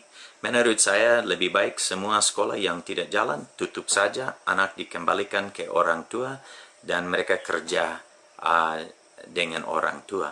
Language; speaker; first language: Indonesian; non-native, fluent; English